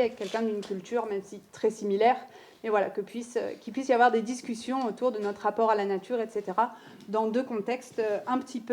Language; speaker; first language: French; native; French